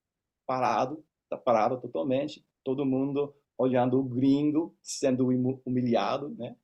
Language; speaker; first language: Portuguese; non-native, fluent; English